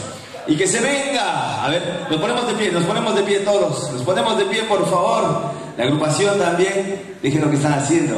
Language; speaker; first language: Spanish; native; Spanish